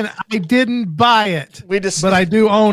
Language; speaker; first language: English; native; English